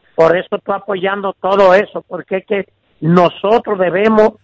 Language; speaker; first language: Spanish; native; Spanish